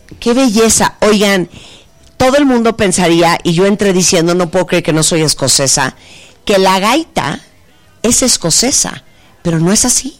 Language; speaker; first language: Spanish; native; Spanish